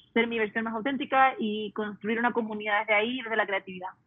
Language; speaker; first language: Spanish; early bilingual, heritage; Spanish